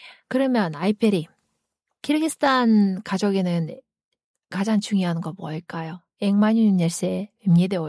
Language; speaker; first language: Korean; non-native, fluent; Kyrgyz